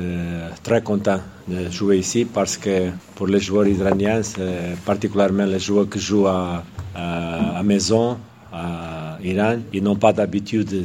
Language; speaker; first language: French; non-native, fluent; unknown